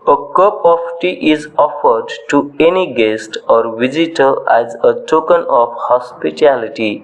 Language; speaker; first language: English; non-native, local second language; Marathi